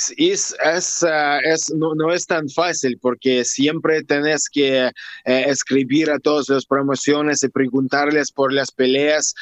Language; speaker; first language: Spanish; non-native, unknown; Russian